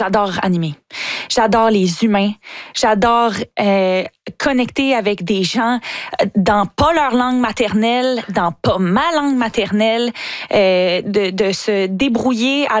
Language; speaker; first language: French; native; French